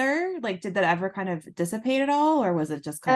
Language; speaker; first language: English; native; English